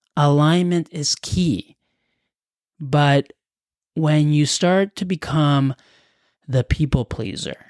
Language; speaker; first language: English; early bilingual, other home language; Spanish